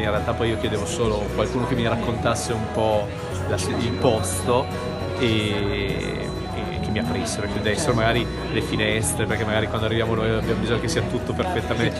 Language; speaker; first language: Italian; native; Italian